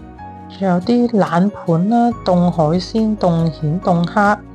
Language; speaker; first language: Chinese; native; Chinese